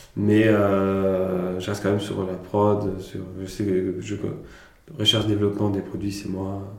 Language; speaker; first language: French; early bilingual, other home language; Italian